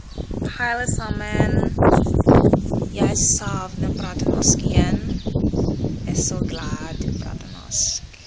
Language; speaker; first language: Norwegian; non-native, learner; Portuguese